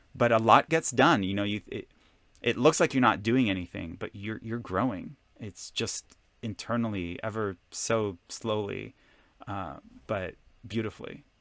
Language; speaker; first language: English; non-native, fluent; Hebrew